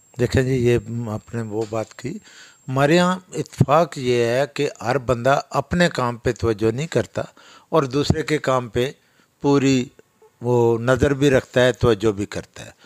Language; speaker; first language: Urdu; non-native, local second language; Pahari-Potwari